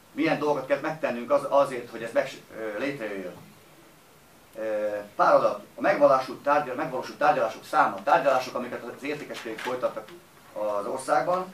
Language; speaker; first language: Hungarian; native; Hungarian